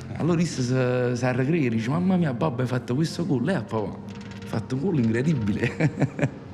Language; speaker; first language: Italian; native; Italian